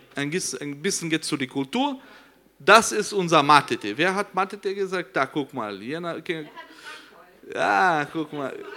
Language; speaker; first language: German; non-native, learner; Portuguese